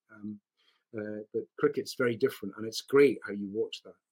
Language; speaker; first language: English; native; English